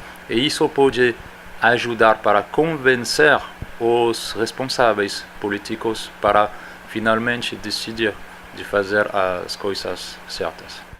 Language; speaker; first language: Portuguese; non-native, fluent; French